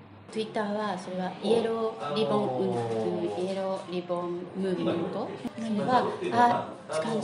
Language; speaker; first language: Japanese; non-native, fluent; Portuguese